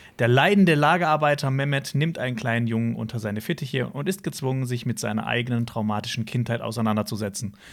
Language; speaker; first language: German; native; German